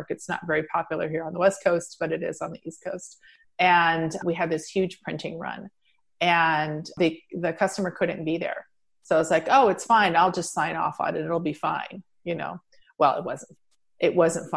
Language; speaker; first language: English; native; English